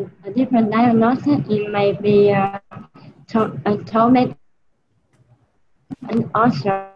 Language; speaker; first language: English; non-native, learner; Vietnamese